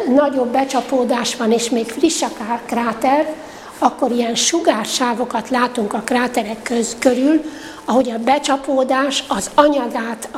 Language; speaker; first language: Hungarian; native; Hungarian